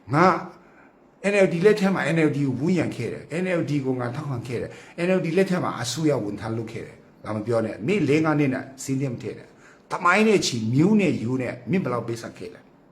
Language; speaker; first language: Burmese; non-native, local second language; Kachin